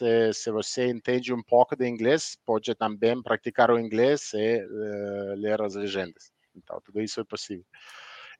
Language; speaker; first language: Portuguese; non-native, learner; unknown